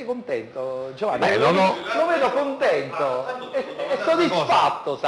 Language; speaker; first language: Italian; native; Italian